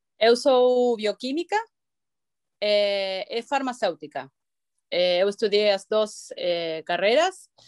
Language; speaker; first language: Portuguese; non-native, learner; Spanish